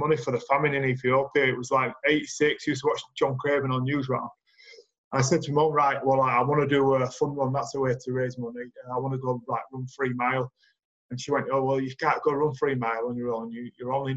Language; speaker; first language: English; native; English